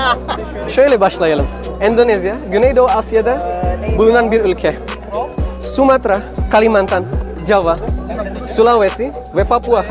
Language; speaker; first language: Turkish; non-native, fluent; Indonesian